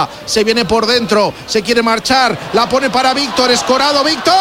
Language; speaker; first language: Spanish; native; Spanish